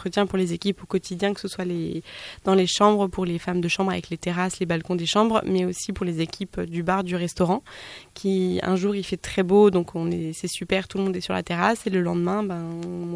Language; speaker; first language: French; native; French